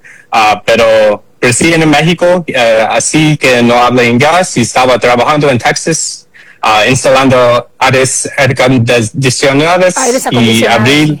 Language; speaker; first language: Spanish; early bilingual, heritage; English